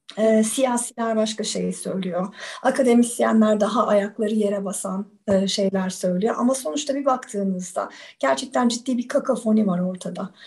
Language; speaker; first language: Turkish; native; Turkish